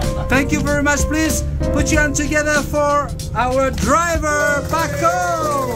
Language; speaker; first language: English; non-native, fluent; French